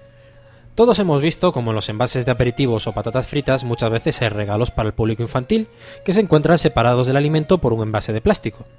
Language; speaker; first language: Spanish; native; Spanish